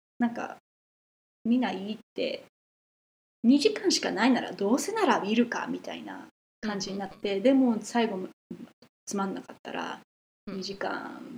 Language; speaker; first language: Japanese; native; Japanese